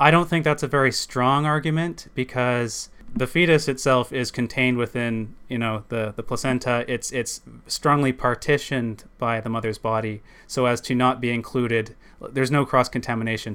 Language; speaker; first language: English; native; English